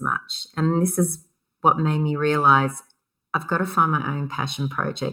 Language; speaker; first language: English; native; English